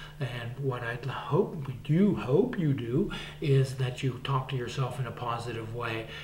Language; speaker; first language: English; native; English